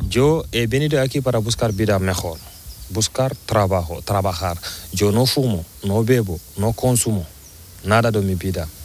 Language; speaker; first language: Spanish; non-native, learner; Fula